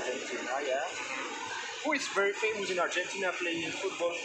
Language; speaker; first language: English; non-native, learner; French